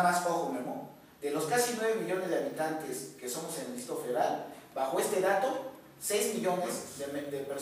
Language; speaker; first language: Spanish; native; Spanish